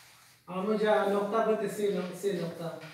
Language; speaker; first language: French; non-native, learner; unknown